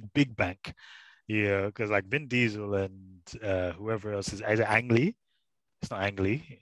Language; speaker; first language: English; native; English